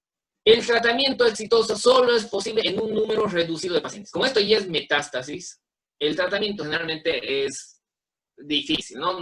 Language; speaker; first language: Spanish; native; Spanish